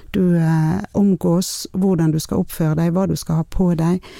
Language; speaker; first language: Norwegian; non-native, fluent; Persian